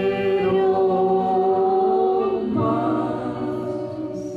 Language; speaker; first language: Spanish; native; Spanish